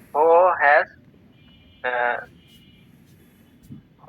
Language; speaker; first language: English; non-native, learner; Bangla